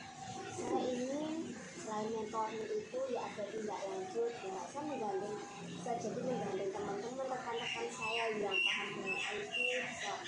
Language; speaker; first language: Indonesian; native; Indonesian